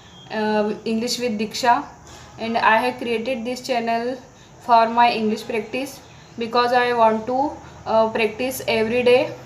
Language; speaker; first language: English; non-native, learner; Marathi